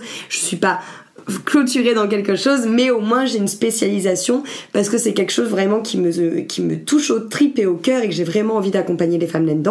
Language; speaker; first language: French; native; French